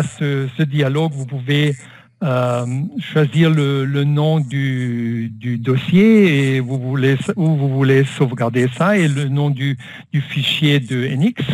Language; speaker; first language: French; non-native, fluent; German